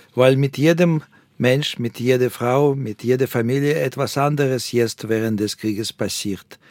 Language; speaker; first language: German; non-native, fluent; Russian